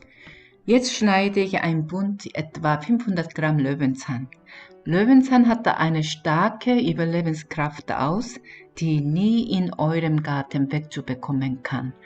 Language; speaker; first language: German; non-native, fluent; Korean